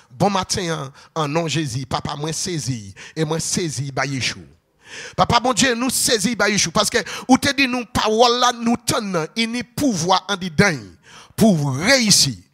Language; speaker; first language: French; non-native, local second language; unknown